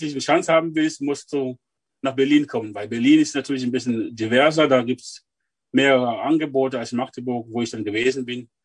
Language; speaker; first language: German; non-native, fluent; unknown